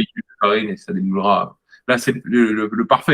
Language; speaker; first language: French; native; French